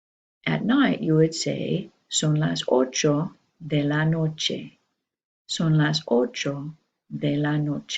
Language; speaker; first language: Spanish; non-native, fluent; English